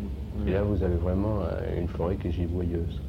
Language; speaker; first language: French; native; French